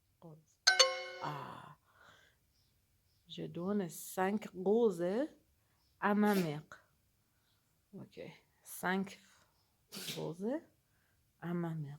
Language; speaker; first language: French; non-native, learner; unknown